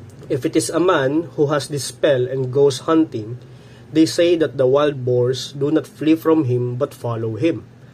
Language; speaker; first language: English; non-native, local second language; Filipino